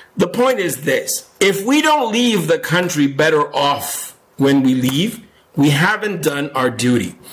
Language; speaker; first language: English; non-native, fluent; Spanish